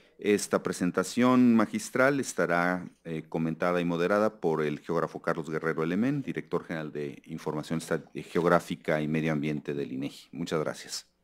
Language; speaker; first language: Spanish; native; Spanish